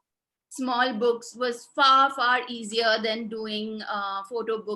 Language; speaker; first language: English; non-native, local second language; Hindi